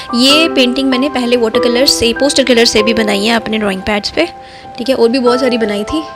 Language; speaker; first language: Hindi; non-native, local second language; Dogri